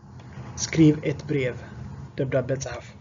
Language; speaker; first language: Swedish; non-native, fluent; Tigrinya